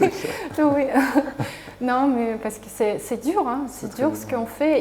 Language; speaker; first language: French; non-native, fluent; Russian